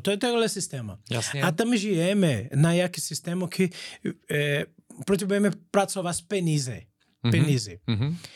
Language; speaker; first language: Czech; non-native, learner; Portuguese